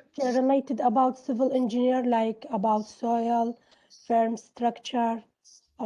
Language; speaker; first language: English; non-native, learner; Arabic